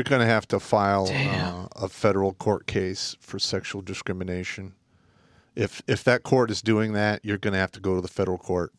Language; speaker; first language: English; native; English